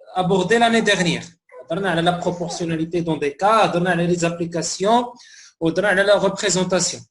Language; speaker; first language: French; non-native, local second language; Arabic